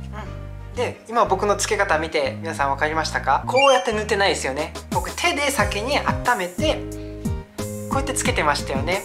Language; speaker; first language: Japanese; non-native, fluent; Korean